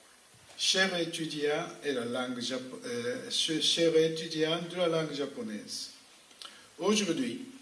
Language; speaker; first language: French; non-native, fluent; Japanese